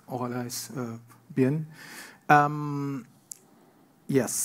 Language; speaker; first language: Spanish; non-native, learner; German